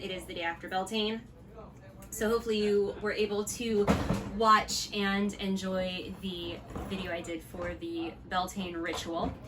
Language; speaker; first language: English; native; English